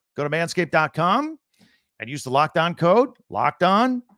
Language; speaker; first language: English; native; English